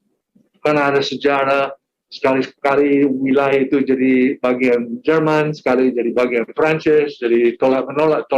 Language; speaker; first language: Indonesian; non-native, fluent; English